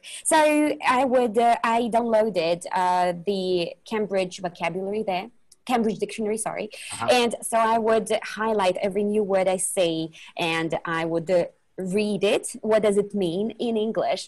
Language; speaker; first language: English; non-native, fluent; Russian